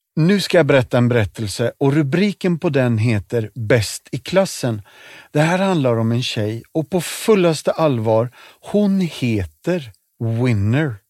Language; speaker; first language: Swedish; native; Swedish